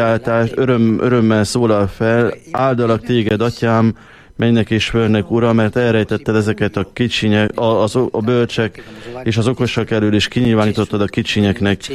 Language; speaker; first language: Hungarian; native; Hungarian